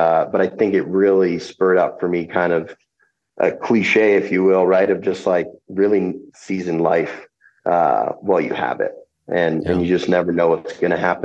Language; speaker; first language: English; native; English